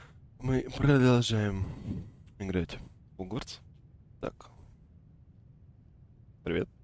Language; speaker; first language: Russian; native; Russian